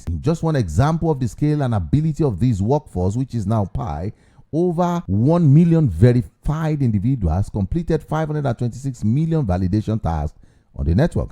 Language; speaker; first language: English; non-native, local second language; Yoruba